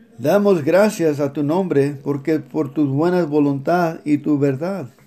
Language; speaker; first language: Spanish; early bilingual, heritage; Spanish